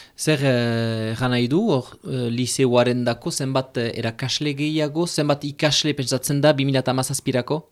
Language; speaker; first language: Basque; native; Basque